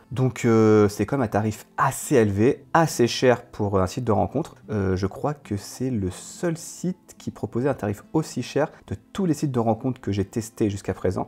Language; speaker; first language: French; native; French